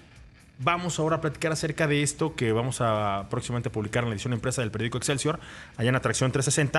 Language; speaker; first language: Spanish; native; Spanish